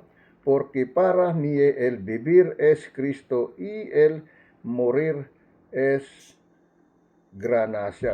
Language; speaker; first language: Spanish; non-native, learner; Filipino